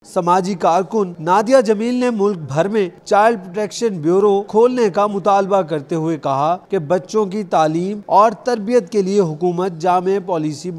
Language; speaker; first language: Urdu; native; Urdu